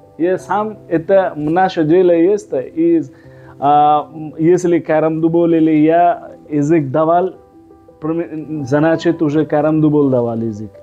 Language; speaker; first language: Russian; non-native, learner; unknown